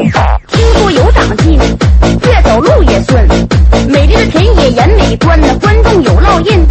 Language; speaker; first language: Chinese; native; Chinese